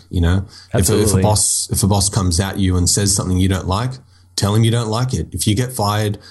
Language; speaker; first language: English; native; English